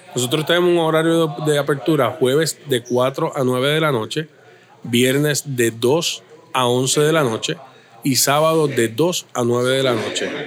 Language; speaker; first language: Spanish; native; Spanish